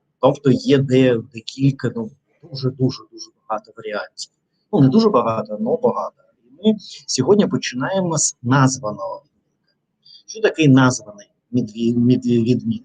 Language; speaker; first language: Ukrainian; non-native, learner; Russian